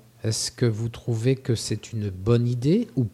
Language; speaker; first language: French; native; French